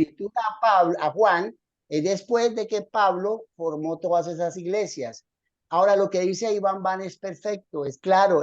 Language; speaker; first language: Spanish; native; Spanish